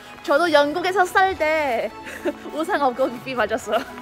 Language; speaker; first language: Korean; non-native, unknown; English